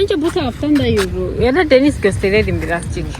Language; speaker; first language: Turkish; non-native, fluent; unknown